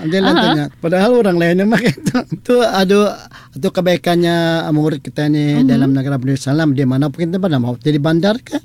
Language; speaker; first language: Malay; non-native, local second language; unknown